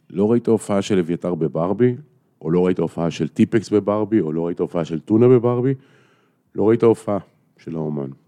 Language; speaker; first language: Hebrew; native; Hebrew